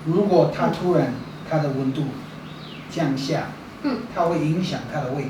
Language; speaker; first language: Chinese; non-native, fluent; English